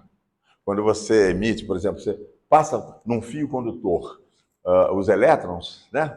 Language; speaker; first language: Portuguese; native; Portuguese